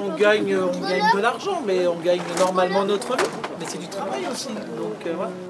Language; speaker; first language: French; native; French